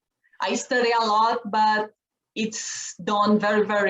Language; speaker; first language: English; non-native, learner; Portuguese